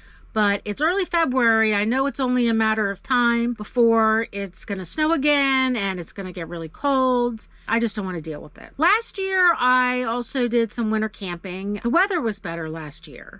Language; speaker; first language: English; native; English